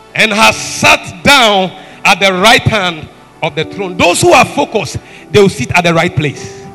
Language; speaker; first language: English; non-native, local second language; Ewe